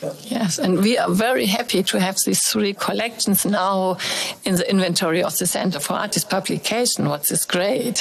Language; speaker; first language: English; non-native, fluent; German